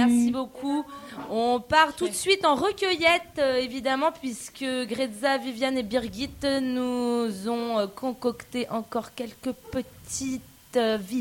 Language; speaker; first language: French; native; French